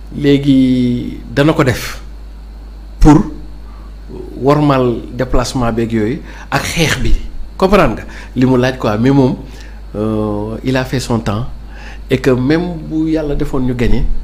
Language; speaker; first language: Wolof; non-native, local second language; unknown